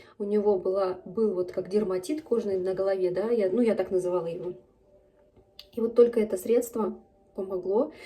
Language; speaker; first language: Russian; native; Russian